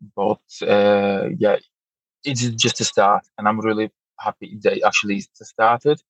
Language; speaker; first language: English; non-native, fluent; Polish